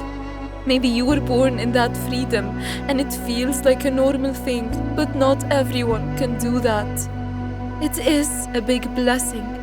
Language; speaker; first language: English; non-native, fluent; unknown